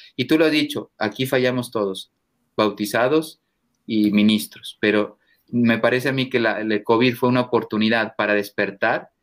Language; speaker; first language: Spanish; native; Spanish